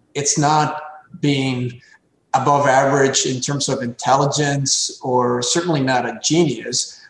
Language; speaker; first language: English; early bilingual, other home language; Spanish